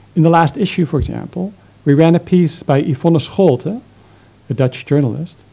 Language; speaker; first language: English; non-native, fluent; Dutch